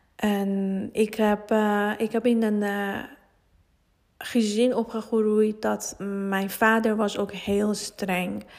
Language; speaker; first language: Dutch; non-native, fluent; Persian